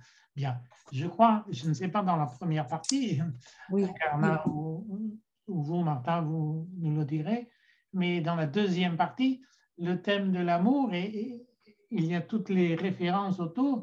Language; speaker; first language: French; non-native, fluent; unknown